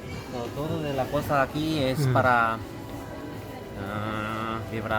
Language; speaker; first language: Spanish; non-native, learner; Korean